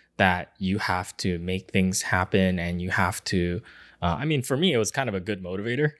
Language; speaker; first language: English; early bilingual, other home language; Chinese